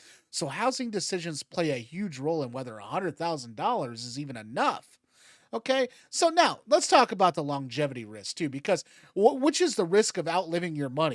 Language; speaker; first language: English; native; English